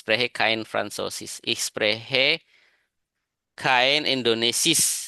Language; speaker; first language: German; non-native, fluent; Indonesian